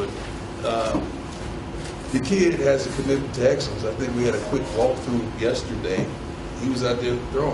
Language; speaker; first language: English; native; English